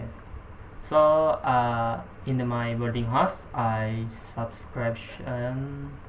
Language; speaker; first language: English; non-native, learner; Indonesian